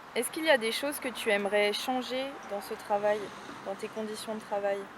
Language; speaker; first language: French; native; French